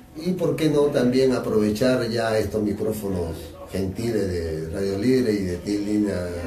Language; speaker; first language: Spanish; native; Spanish